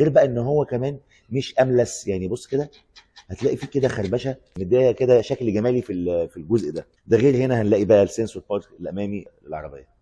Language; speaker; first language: Arabic; native; Arabic